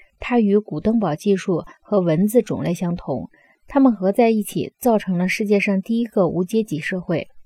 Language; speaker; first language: Chinese; native; Chinese